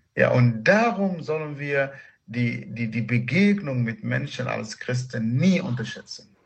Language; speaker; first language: German; non-native, fluent; Arabic